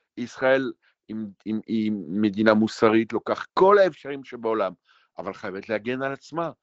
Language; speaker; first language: Hebrew; non-native, fluent; French